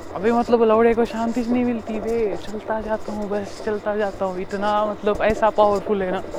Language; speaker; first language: Hindi; non-native, local second language; Marathi